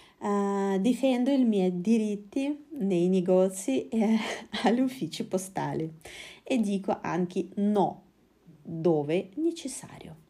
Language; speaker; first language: Italian; non-native, fluent; Russian